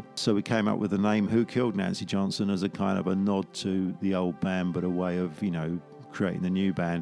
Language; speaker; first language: English; native; English